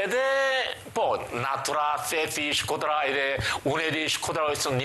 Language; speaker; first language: Albanian; non-native, learner; Korean